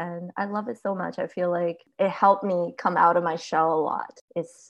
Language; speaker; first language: English; early bilingual, other home language; Chinese